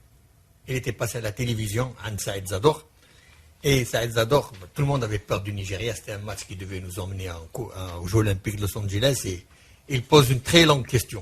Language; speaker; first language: French; non-native, local second language; Arabic